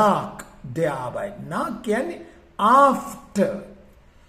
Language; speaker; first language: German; non-native, fluent; Sinhala